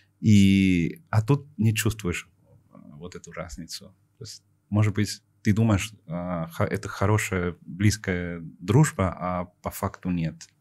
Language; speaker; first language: Russian; non-native, fluent; Spanish